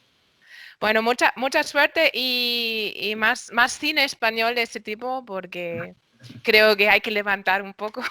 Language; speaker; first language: Spanish; non-native, fluent; German